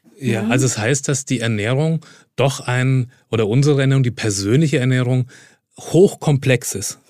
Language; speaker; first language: German; native; German